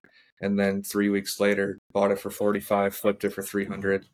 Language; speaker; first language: English; native; English